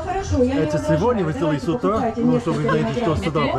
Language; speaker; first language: Russian; non-native, learner; English